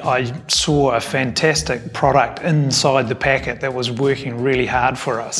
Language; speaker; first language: English; native; English